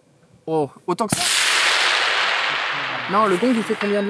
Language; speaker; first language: French; native; French